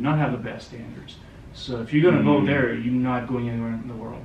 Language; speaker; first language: English; non-native, local second language; Gujarati